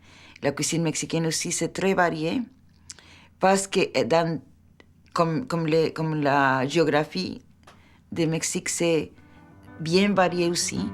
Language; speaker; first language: French; non-native, fluent; Spanish